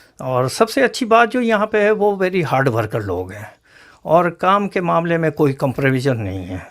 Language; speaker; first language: Urdu; native; Urdu